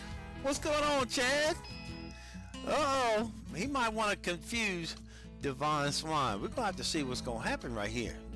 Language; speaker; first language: English; native; English